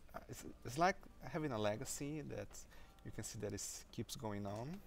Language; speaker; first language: English; non-native, fluent; Portuguese